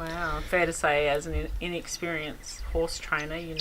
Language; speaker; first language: English; native; English